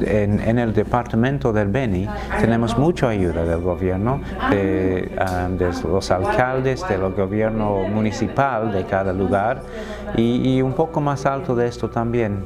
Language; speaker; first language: Spanish; non-native, fluent; English